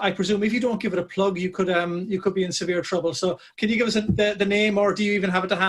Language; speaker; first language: English; native; English